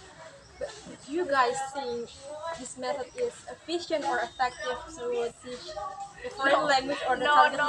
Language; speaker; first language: English; non-native, learner; Indonesian